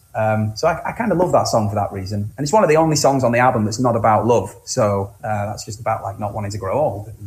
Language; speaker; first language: English; native; English